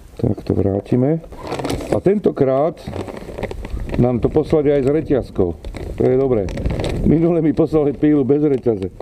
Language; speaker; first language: Slovak; non-native, local second language; Hungarian